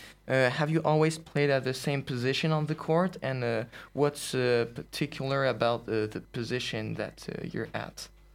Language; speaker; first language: English; non-native, fluent; French